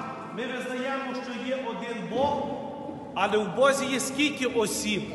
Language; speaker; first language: Ukrainian; native; Ukrainian